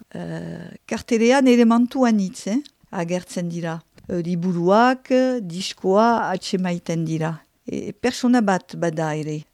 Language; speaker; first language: Basque; non-native, local second language; French